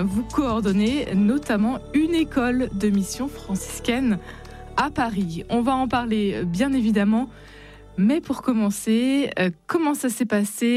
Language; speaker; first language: French; native; French